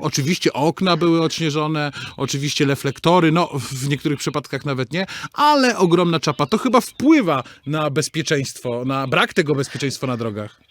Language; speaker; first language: Polish; native; Polish